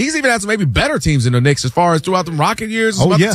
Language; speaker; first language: English; native; English